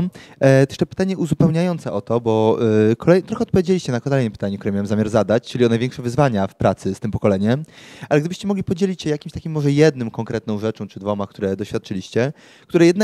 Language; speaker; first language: Polish; native; Polish